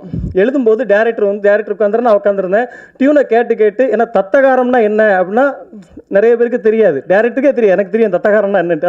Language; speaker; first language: Tamil; native; Tamil